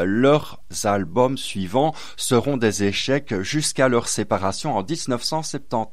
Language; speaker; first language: French; native; French